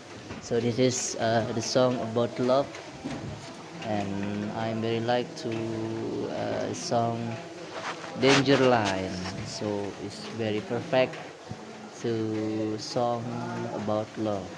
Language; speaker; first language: English; non-native, learner; Indonesian